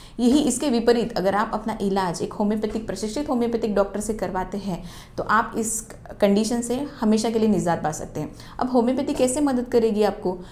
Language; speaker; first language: Hindi; non-native, local second language; Marathi